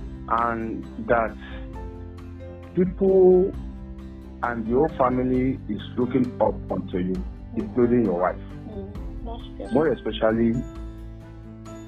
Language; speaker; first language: English; non-native, local second language; Yoruba